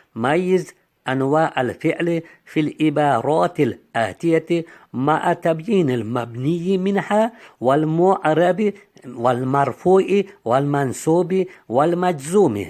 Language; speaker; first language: Arabic; non-native, fluent; Uzbek